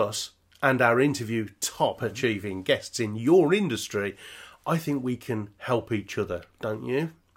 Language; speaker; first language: English; native; English